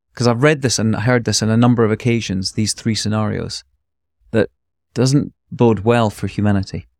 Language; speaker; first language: English; native; English